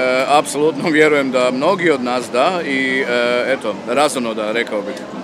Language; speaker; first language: Croatian; native; Croatian